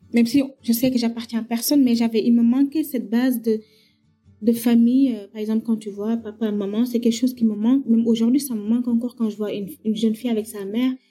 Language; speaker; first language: French; non-native, local second language; Wolof